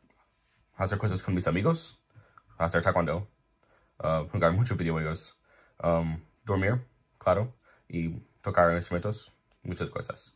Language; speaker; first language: Spanish; non-native, learner; English